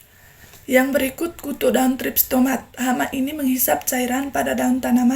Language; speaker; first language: Indonesian; non-native, learner; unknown